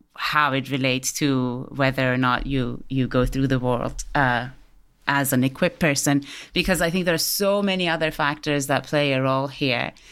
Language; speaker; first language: English; early bilingual, other home language; Persian